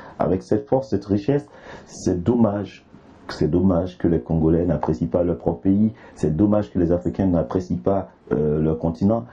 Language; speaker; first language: French; early bilingual, other home language; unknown